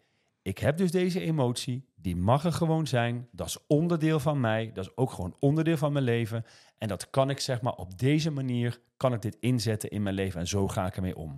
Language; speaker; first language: Dutch; native; Dutch